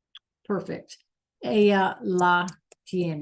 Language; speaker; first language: Spanish; non-native, fluent; English